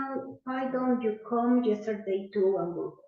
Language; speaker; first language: English; non-native, learner; Spanish